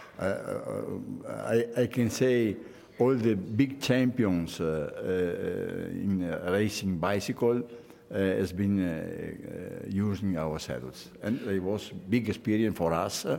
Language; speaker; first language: English; non-native, fluent; Italian